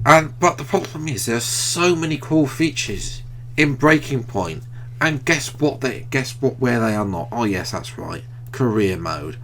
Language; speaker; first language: English; native; English